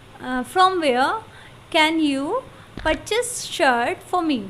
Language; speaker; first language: English; non-native, learner; Hindi